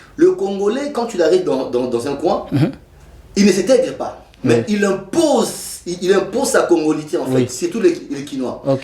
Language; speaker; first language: French; non-native, local second language; Lingala